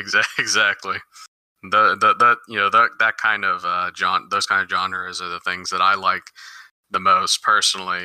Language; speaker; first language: English; native; English